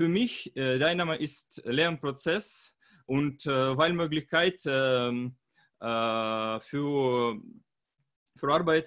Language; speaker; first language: German; non-native, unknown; Russian